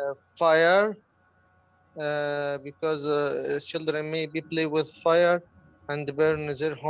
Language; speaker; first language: English; non-native, learner; Arabic